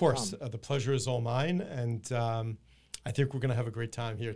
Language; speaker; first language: English; native; English